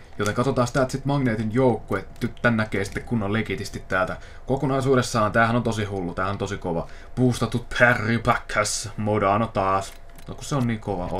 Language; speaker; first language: Finnish; native; Finnish